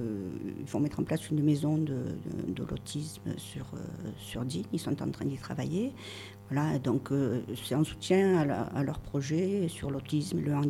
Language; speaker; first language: French; native; French